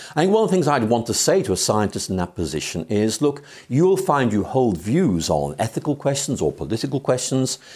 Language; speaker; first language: English; native; English